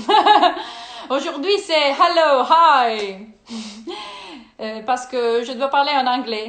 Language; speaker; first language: French; non-native, learner; Italian